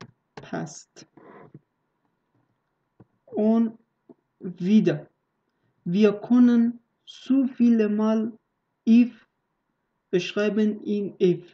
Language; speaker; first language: German; non-native, learner; Persian